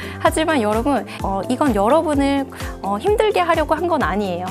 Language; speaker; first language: Korean; native; Korean